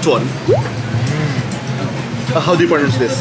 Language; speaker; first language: English; non-native, fluent; Indonesian